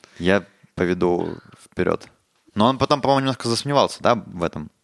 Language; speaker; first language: Russian; native; Russian